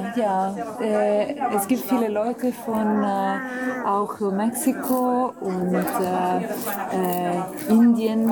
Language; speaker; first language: German; non-native, learner; Italian